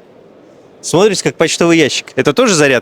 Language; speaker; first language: Russian; native; Russian